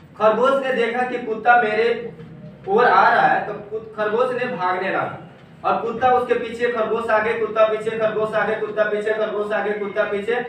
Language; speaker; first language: Hindi; native; Hindi